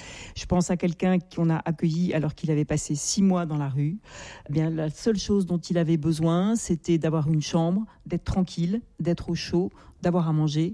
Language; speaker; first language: French; native; French